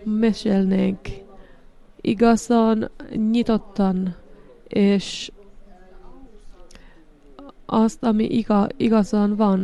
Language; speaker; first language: Hungarian; non-native, learner; Finnish